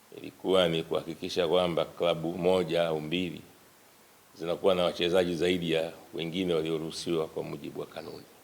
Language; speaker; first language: Swahili; native; Swahili